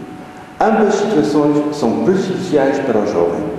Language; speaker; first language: Portuguese; native; Portuguese